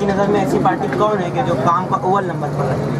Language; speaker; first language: Hindi; native; Hindi